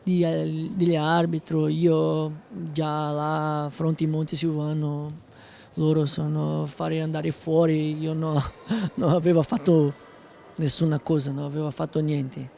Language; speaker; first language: Italian; non-native, learner; Portuguese